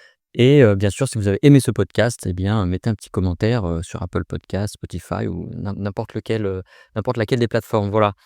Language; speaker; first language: French; native; French